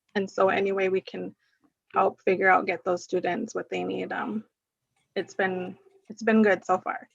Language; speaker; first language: English; early bilingual, other home language; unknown